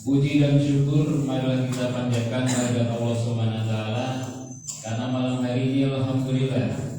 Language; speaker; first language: Indonesian; native; Indonesian